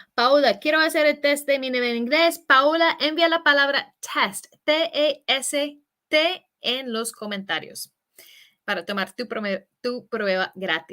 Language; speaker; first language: Spanish; non-native, fluent; English